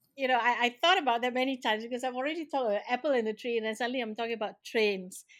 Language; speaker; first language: English; non-native, local second language; Malay